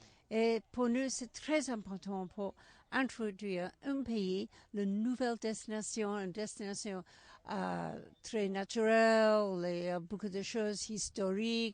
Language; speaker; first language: French; non-native, learner; English